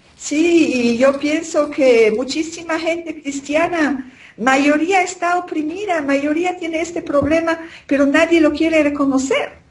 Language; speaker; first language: Spanish; non-native, fluent; Polish